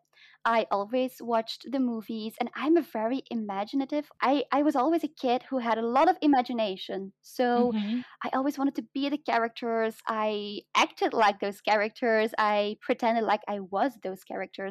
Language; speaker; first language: English; non-native, fluent; Dutch